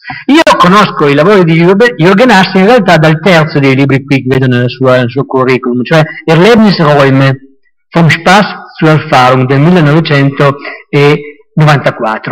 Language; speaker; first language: Italian; native; Italian